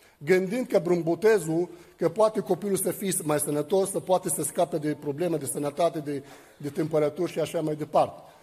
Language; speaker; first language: Romanian; non-native, fluent; Arabic